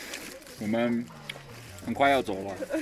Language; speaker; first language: Chinese; non-native, learner; English